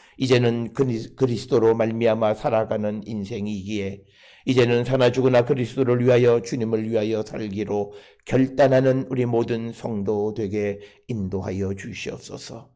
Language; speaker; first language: Korean; native; Korean